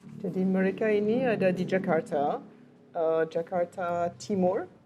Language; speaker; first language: Indonesian; non-native, learner; French